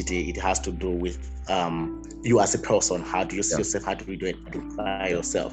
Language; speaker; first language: English; non-native, local second language; Nyanja